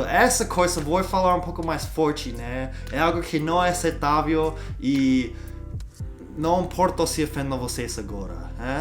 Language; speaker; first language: Portuguese; non-native, learner; English